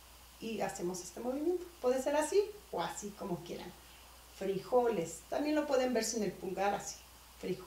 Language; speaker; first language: Spanish; native; Spanish